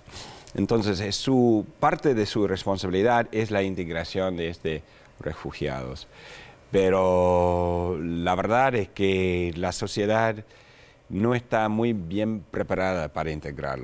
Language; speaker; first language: Spanish; non-native, fluent; English